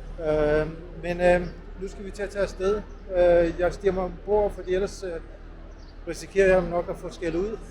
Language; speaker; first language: Danish; early bilingual, other home language; Urdu